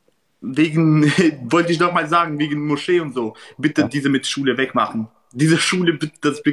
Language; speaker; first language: German; non-native, learner; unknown